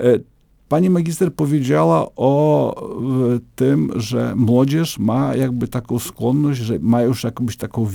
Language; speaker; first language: Polish; native; Polish